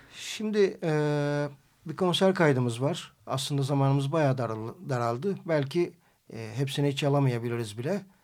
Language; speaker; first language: Turkish; native; Turkish